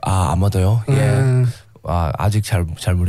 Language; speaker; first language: Korean; non-native, learner; English